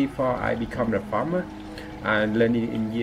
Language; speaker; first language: English; non-native, learner; Vietnamese